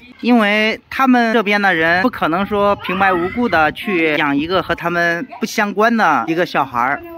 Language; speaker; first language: Chinese; native; Chinese